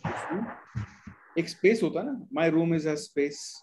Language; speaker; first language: Hindi; native; Hindi